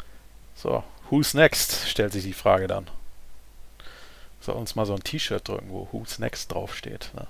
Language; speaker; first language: German; native; German